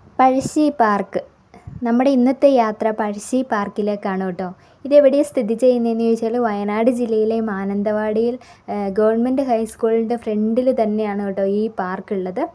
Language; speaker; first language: Malayalam; native; Malayalam